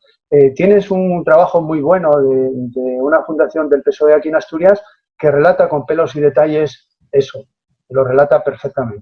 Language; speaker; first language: Spanish; native; Spanish